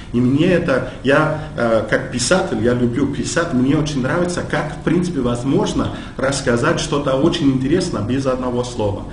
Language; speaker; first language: Russian; non-native, fluent; English